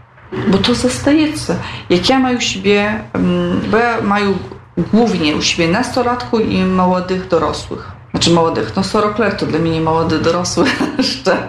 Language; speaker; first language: Polish; non-native, local second language; Ukrainian